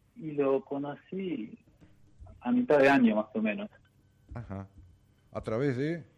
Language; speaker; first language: Spanish; native; Spanish